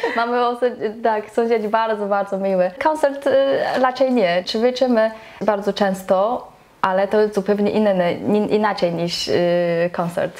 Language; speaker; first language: Polish; non-native, learner; Chinese